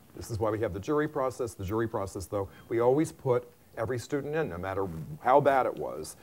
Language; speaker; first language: English; native; English